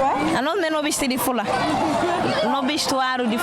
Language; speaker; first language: Portuguese; non-native, local second language; Upper Guinea Crioulo